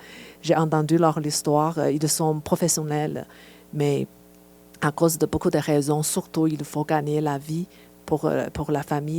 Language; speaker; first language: French; non-native, fluent; Chinese